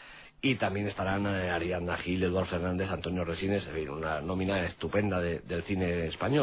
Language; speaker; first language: Spanish; native; Spanish